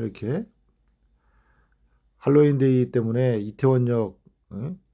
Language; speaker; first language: Korean; native; Korean